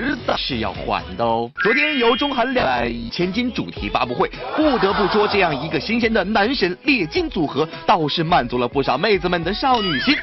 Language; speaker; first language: Chinese; native; Chinese